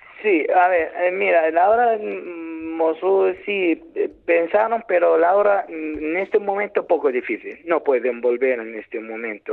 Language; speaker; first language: Spanish; non-native, learner; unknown